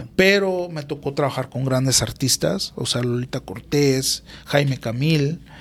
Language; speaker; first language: Spanish; native; Spanish